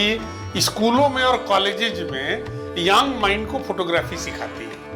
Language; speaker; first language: Hindi; native; Hindi